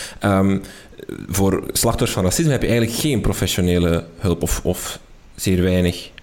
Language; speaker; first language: Dutch; native; Dutch